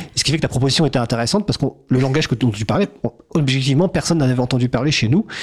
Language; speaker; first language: French; native; French